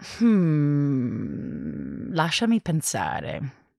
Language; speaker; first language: Italian; non-native, learner; English